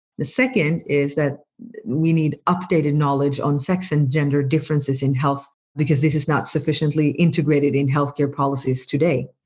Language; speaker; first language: English; non-native, fluent; Norwegian